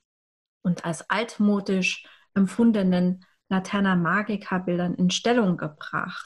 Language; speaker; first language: German; native; German